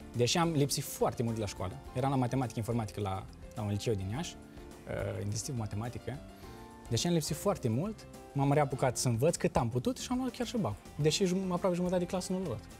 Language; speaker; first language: Romanian; native; Romanian